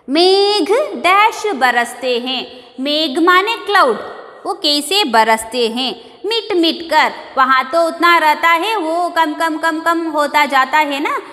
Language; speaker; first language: Hindi; non-native, local second language; Kannada